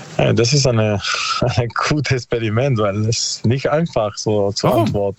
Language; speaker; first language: German; non-native, learner; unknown